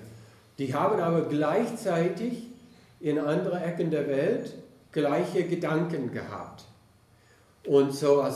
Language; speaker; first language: German; non-native, fluent; English